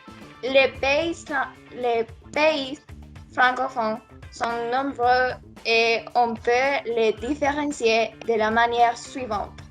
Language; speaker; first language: French; non-native, learner; Spanish